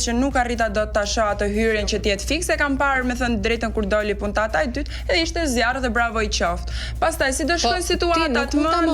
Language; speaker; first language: Albanian; native; Albanian